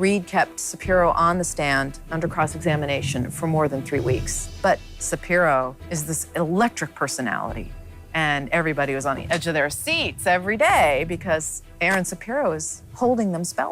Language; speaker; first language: English; native; English